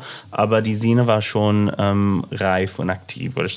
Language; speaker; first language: German; non-native, fluent; English